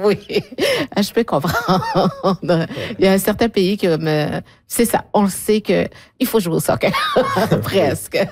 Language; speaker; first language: French; native; French